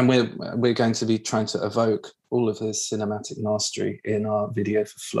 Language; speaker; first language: English; native; English